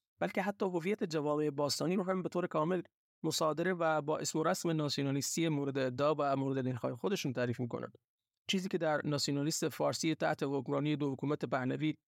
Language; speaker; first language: Persian; non-native, local second language; Baluchi